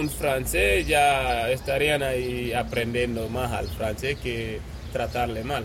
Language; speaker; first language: Spanish; non-native, fluent; Wolof